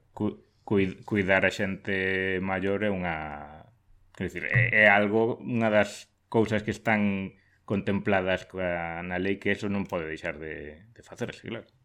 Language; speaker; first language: Galician; native; Galician